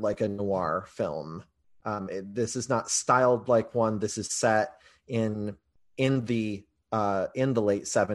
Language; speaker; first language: English; native; English